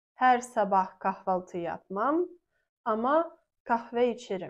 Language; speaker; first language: Turkish; non-native, fluent; Russian